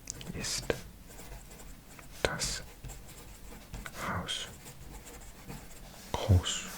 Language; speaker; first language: German; non-native, learner; English